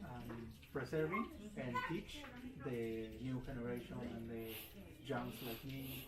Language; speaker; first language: English; non-native, learner; Spanish